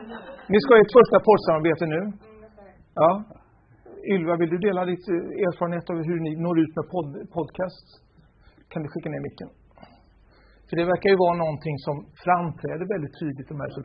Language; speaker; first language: Swedish; native; Swedish